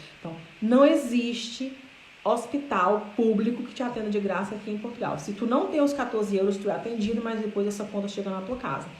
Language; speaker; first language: Portuguese; native; Portuguese